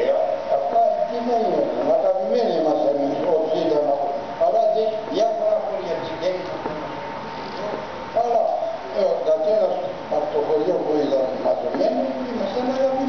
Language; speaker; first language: Greek; early bilingual, other home language; Turkish